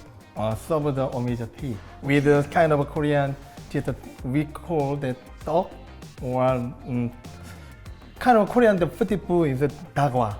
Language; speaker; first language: English; non-native, learner; Korean